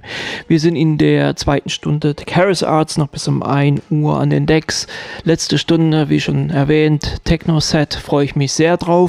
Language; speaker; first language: German; native; German